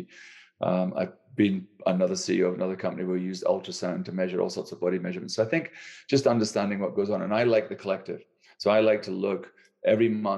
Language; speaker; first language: English; native; English